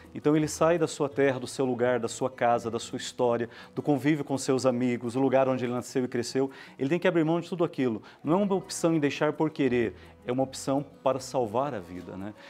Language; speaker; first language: Portuguese; native; Portuguese